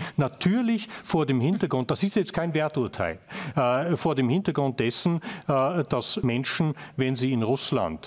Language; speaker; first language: German; native; German